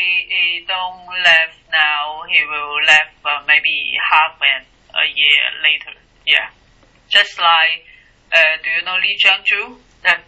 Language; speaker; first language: English; non-native, learner; Chinese